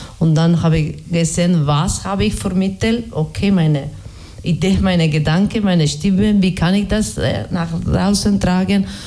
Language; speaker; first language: German; non-native, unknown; Basque